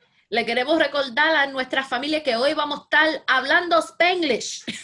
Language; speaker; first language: Spanish; early bilingual, heritage; Spanish